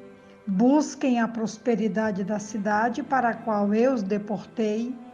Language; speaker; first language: Portuguese; native; Portuguese